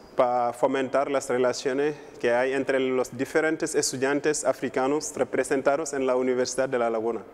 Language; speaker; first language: Spanish; non-native, fluent; Wolof